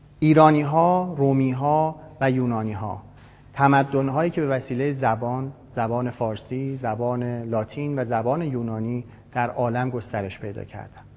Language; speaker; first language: Persian; native; Persian